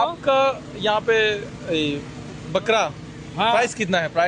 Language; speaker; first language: Hindi; non-native, learner; Bangla